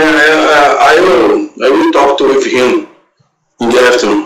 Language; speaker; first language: English; non-native, learner; Portuguese